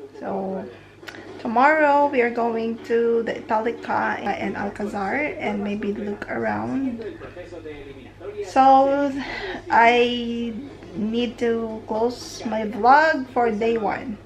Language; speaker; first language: English; non-native, fluent; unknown